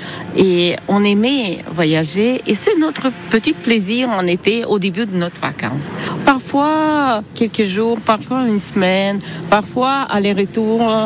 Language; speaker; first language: French; non-native, fluent; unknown